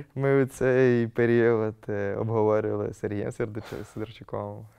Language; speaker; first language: Ukrainian; native; Ukrainian